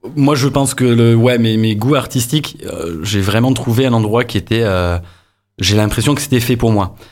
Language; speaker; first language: French; non-native, fluent; English